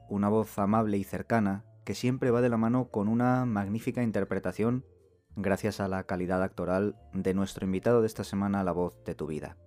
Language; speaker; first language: Spanish; native; Spanish